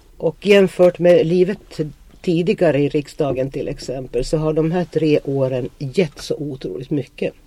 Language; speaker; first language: Swedish; early bilingual, other home language; Finnish